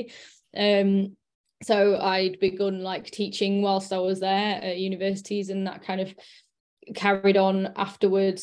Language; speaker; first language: English; native; English